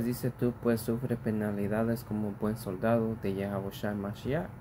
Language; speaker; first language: Spanish; early bilingual, heritage; Spanish